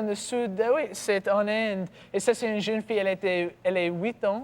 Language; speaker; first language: French; non-native, learner; English